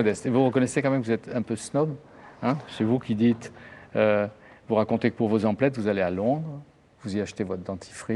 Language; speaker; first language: French; native; French